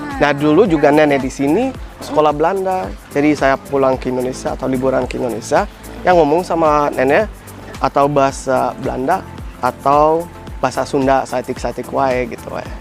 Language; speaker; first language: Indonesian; non-native, fluent; Dutch